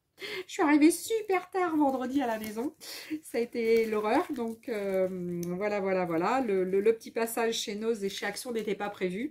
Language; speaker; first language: French; native; French